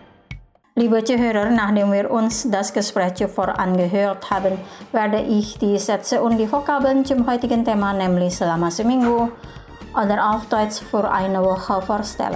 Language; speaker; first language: German; non-native, fluent; Indonesian